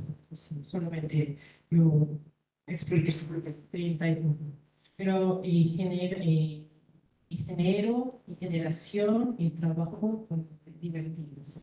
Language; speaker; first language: Spanish; non-native, learner; Korean